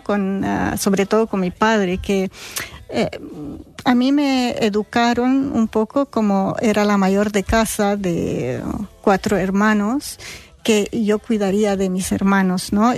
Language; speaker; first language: Spanish; non-native, fluent; Arabic